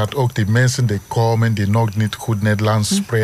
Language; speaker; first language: Dutch; non-native, learner; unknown